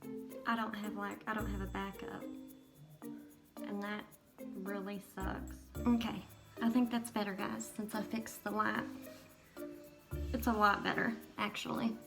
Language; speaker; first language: English; native; English